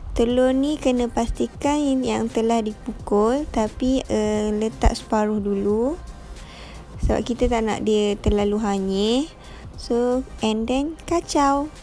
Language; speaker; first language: Malay; native; Malay